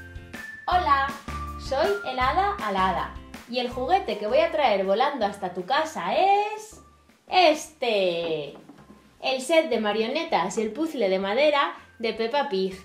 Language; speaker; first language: Spanish; native; Spanish